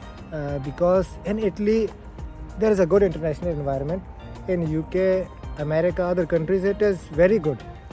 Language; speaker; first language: English; non-native, local second language; Urdu